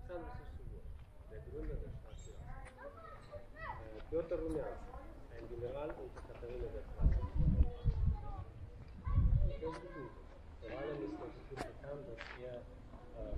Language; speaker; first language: German; non-native, fluent; Romanian